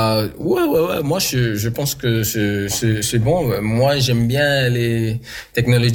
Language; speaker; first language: French; non-native, learner; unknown